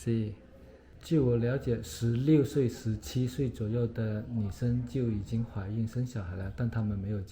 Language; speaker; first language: Chinese; native; Chinese